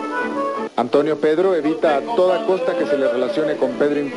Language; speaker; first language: Spanish; native; Spanish